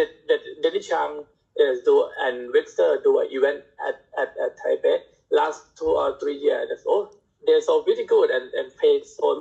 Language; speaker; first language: English; non-native, learner; Thai